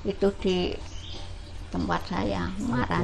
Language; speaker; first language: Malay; non-native, local second language; Javanese